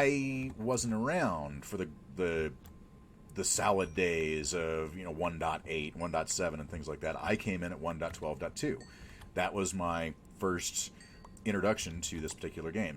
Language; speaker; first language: English; native; English